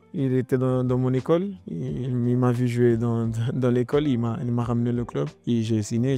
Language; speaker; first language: French; non-native, learner; Portuguese